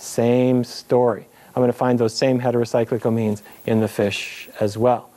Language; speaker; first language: English; native; English